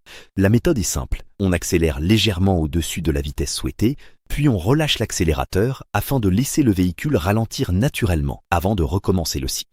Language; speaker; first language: French; native; French